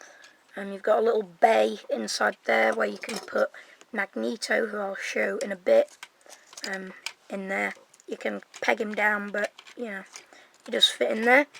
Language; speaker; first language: English; native; English